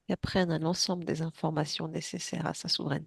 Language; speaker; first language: French; native; French